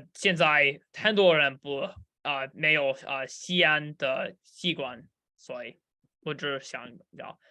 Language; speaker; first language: Chinese; non-native, learner; English